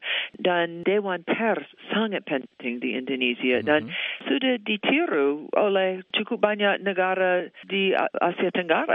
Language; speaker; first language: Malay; non-native, fluent; English